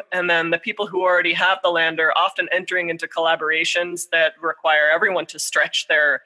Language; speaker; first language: English; native; English